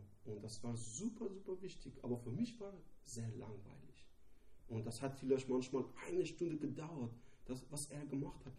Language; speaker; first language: German; non-native, learner; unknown